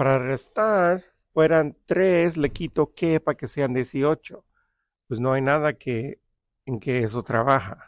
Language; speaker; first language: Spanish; early bilingual, heritage; Spanish